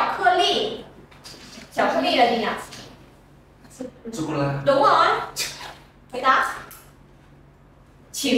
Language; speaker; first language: Chinese; non-native, fluent; Vietnamese